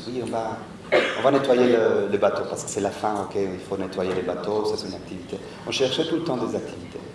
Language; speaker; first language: French; non-native, fluent; Spanish